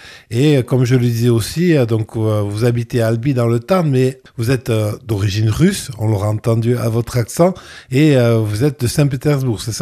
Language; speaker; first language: French; native; French